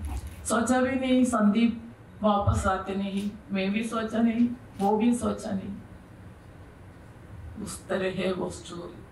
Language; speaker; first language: Hindi; non-native, local second language; Malayalam